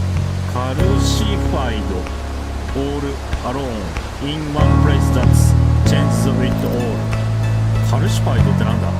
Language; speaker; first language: Japanese; native; Japanese